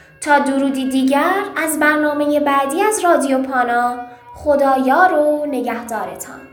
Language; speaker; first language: Persian; non-native, local second language; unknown